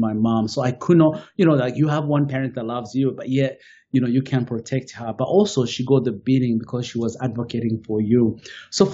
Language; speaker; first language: English; non-native, local second language; Kinyarwanda